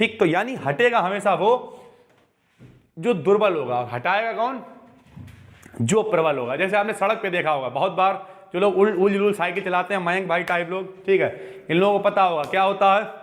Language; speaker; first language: Hindi; native; Hindi